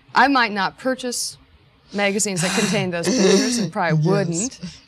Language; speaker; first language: English; native; English